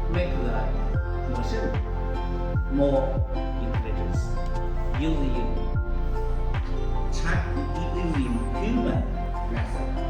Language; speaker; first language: English; non-native, learner; Chinese